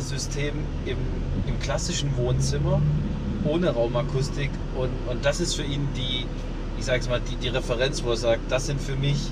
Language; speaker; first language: German; native; German